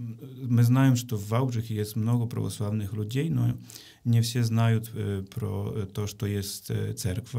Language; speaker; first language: Ukrainian; non-native, learner; Polish